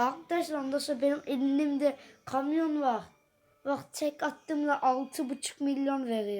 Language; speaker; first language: Turkish; early bilingual, heritage; Dutch